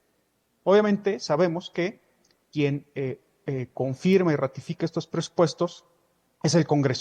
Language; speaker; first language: Spanish; native; Spanish